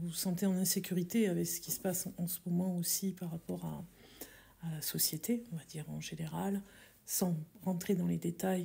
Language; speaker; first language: French; native; French